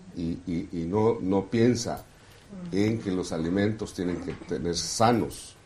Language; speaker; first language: Spanish; non-native, local second language; Kʼicheʼ